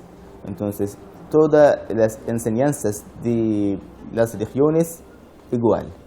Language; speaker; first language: Spanish; non-native, learner; Arabic